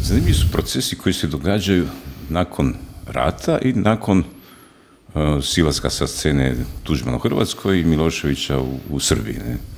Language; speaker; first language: Croatian; native; Croatian